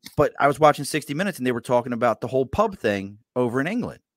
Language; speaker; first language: English; native; English